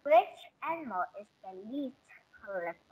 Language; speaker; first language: English; non-native, learner; Korean